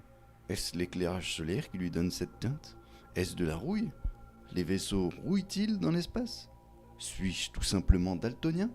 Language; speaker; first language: French; native; French